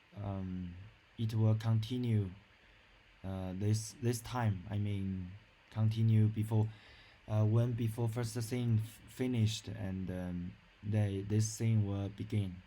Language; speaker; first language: English; non-native, learner; Chinese